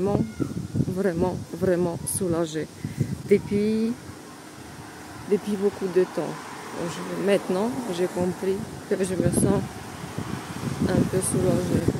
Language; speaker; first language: French; non-native, fluent; Russian